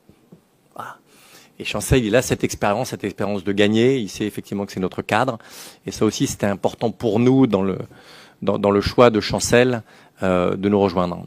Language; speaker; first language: French; native; French